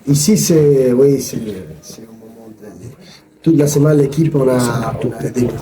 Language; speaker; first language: French; non-native, learner; Spanish